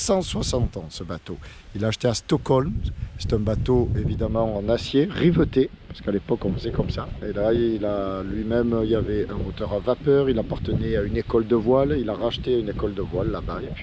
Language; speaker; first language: French; native; French